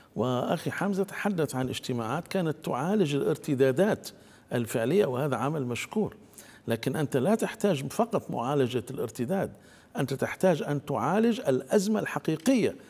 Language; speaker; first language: Arabic; native; Arabic